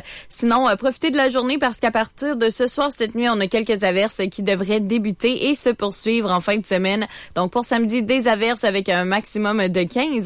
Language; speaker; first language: French; native; French